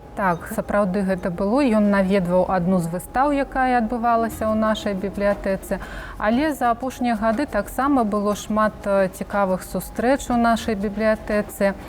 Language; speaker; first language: Belarusian; native; Belarusian